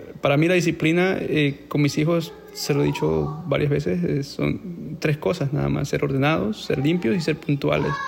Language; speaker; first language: Spanish; native; Spanish